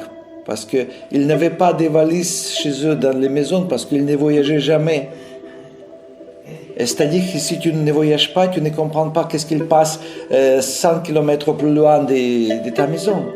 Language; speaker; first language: French; non-native, fluent; Russian